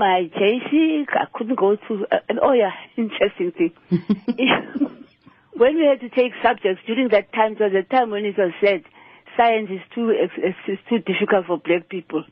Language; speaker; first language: English; non-native, local second language; Xhosa